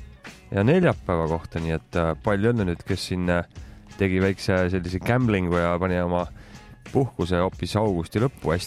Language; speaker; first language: Estonian; native; Estonian